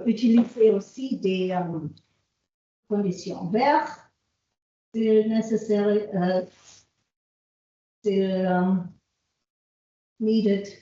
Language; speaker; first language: French; non-native, fluent; German